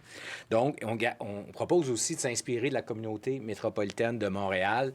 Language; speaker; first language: French; native; French